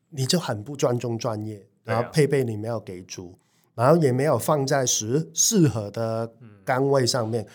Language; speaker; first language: Chinese; non-native, local second language; Cantonese